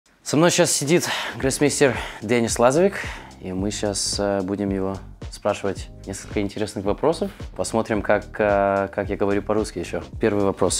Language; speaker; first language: Russian; early bilingual, heritage; Russian